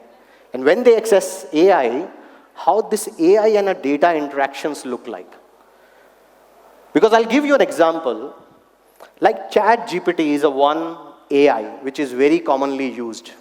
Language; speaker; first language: English; non-native, local second language; Hindi